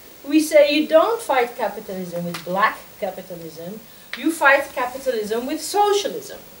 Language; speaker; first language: English; non-native, fluent; Dutch